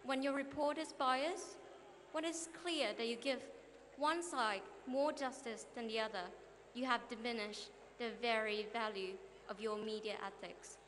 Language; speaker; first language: English; non-native, fluent; Thai